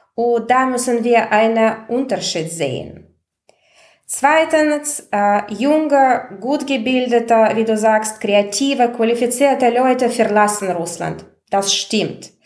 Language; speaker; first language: German; non-native, fluent; Russian